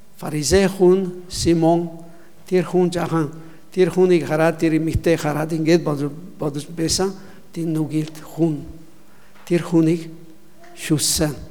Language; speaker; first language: Mongolian; non-native, learner; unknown